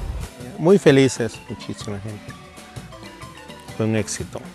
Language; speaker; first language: Spanish; non-native, local second language; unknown